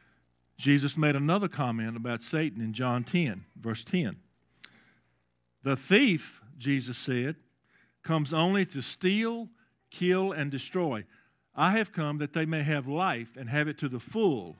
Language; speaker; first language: English; native; English